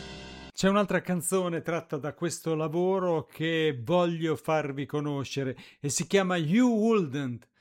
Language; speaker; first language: Italian; native; Italian